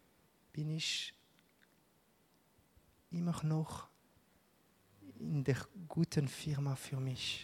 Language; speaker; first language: German; non-native, local second language; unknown